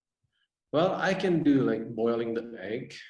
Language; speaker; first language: English; non-native, fluent; Indonesian